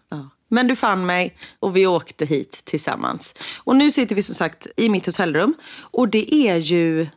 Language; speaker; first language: Swedish; native; Swedish